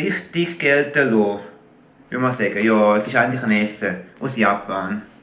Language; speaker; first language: German; native; German